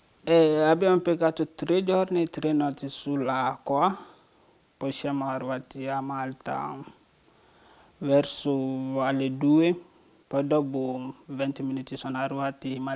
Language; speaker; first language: Italian; non-native, learner; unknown